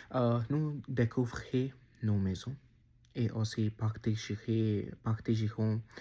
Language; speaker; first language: French; non-native, learner; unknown